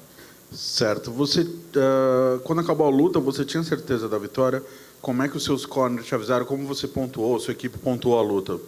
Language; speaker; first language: Portuguese; native; Portuguese